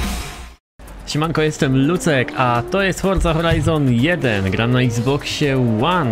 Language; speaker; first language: Polish; native; Polish